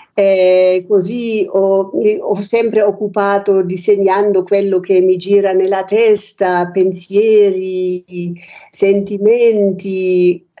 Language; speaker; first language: Italian; non-native, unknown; German